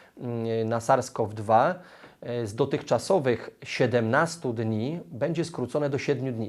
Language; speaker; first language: Polish; native; Polish